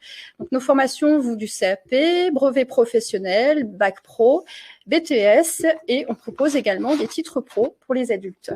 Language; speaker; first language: French; native; French